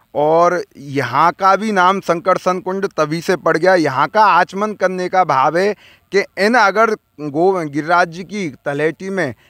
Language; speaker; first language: Hindi; native; Hindi